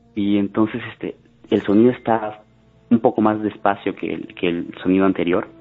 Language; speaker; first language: Spanish; native; Spanish